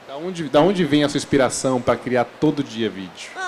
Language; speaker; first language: Portuguese; native; Portuguese